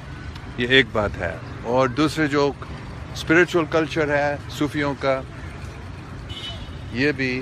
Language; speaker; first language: Hindi; non-native, local second language; English